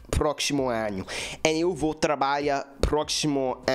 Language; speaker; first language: Portuguese; non-native, learner; English